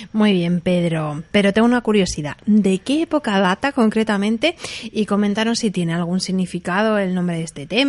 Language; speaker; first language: Spanish; native; Spanish